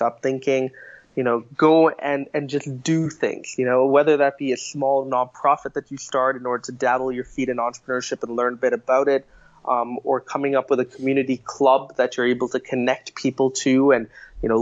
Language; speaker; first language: English; native; English